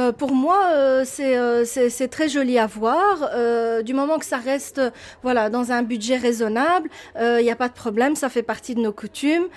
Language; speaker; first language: French; early bilingual, other home language; Arabic